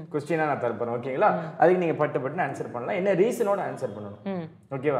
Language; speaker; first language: Tamil; native; Tamil